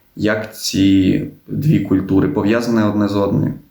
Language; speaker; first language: Ukrainian; non-native, local second language; Russian